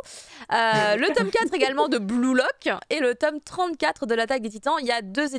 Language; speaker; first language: French; native; French